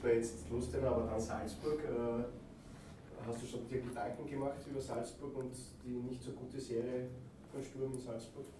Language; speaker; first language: German; native; German